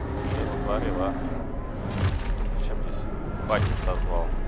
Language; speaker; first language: Russian; native; Russian